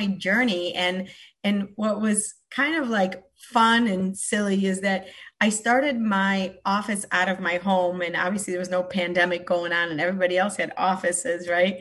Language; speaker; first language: English; early bilingual, other home language; Polish